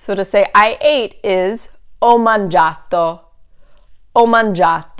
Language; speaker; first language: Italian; non-native, fluent; English